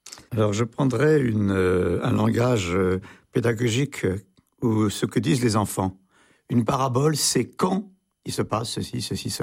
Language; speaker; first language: French; native; French